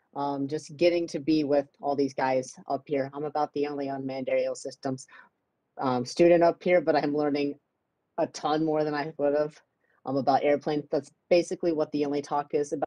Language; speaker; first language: English; native; English